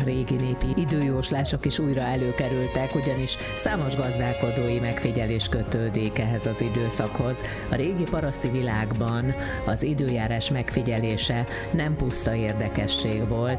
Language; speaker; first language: Hungarian; native; Hungarian